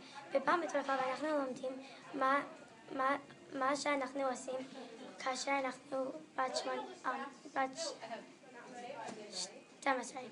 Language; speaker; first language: Hebrew; non-native, learner; English